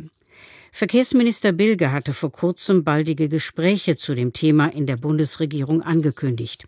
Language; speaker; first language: German; native; German